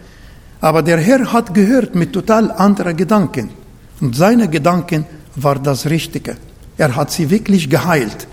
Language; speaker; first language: German; non-native, learner; Arabic